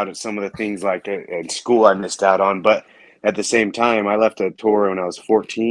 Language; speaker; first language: English; native; English